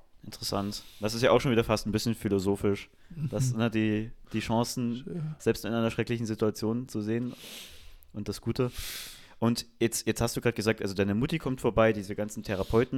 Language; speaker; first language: German; native; German